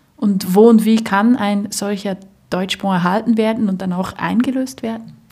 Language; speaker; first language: German; native; German